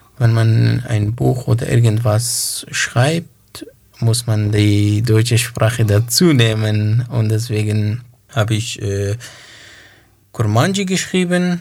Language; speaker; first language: German; non-native, learner; Kurdish